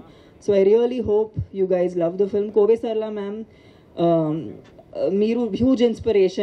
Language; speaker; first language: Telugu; non-native, local second language; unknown